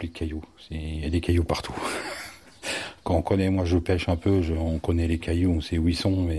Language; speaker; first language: French; native; French